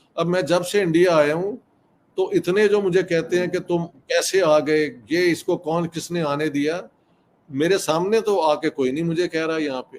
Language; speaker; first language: Urdu; non-native, local second language; Punjabi